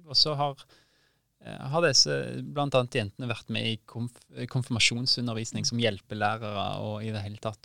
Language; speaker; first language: Norwegian; native; Norwegian